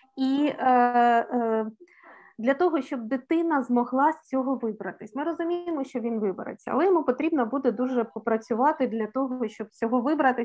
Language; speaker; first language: Ukrainian; native; Ukrainian